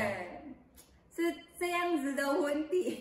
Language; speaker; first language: Chinese; non-native, learner; Filipino